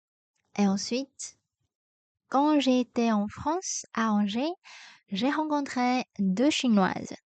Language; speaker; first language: French; non-native, fluent; Chinese